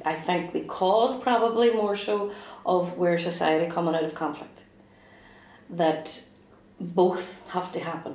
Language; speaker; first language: English; native; English